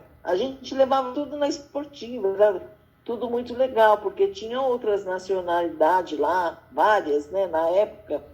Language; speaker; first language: Portuguese; early bilingual, other home language; Arabic